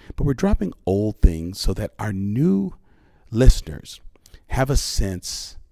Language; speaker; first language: English; native; English